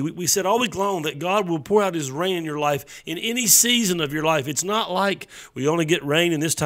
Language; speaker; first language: English; native; English